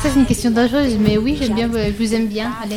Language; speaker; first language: French; early bilingual, other home language; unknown